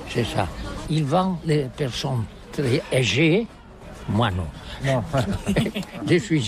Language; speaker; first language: French; non-native, learner; Catalan